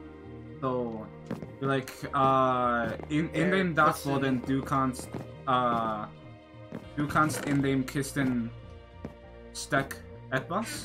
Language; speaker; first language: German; non-native, learner; English